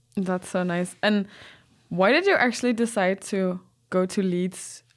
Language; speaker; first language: English; non-native, fluent; Danish